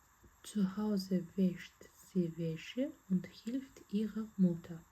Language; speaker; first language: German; non-native, fluent; Azerbaijani